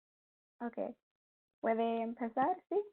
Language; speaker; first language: Spanish; non-native, learner; English